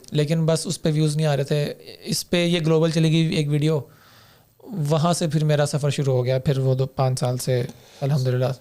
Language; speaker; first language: Urdu; native; Urdu